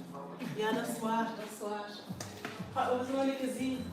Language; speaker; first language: Dutch; non-native, fluent; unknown